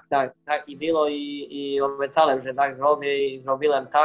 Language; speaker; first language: Polish; non-native, learner; Serbian